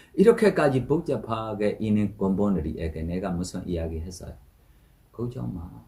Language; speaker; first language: Korean; non-native, fluent; Burmese